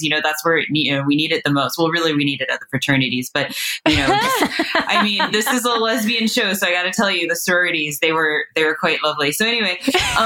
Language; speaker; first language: English; native; English